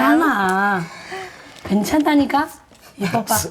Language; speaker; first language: Korean; non-native, learner; Chinese